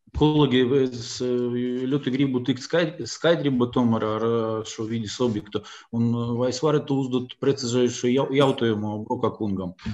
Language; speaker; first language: Latvian; non-native, local second language; Russian